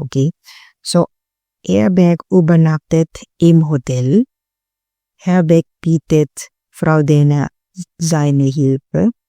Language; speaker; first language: German; non-native, learner; Filipino